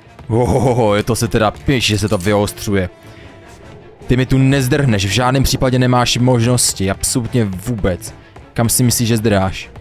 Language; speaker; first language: Czech; native; Czech